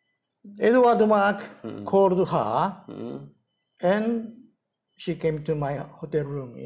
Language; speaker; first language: English; non-native, learner; Japanese